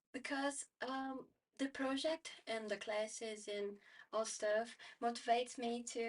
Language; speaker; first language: English; non-native, learner; Portuguese